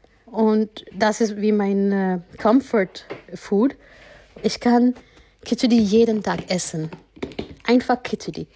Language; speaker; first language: German; non-native, learner; Gujarati